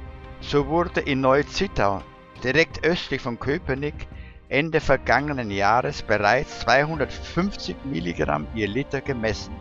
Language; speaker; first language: German; native; German